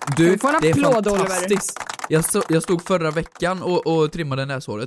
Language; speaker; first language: Swedish; native; Swedish